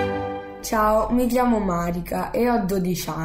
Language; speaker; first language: Italian; early bilingual, heritage; Italian